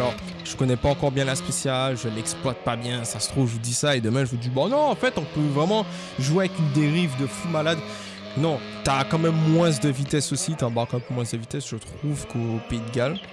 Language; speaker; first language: French; native; French